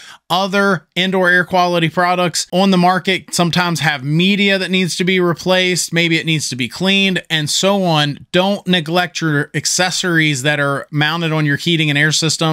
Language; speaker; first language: English; native; English